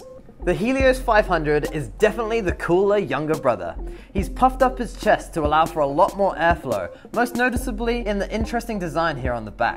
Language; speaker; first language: English; native; English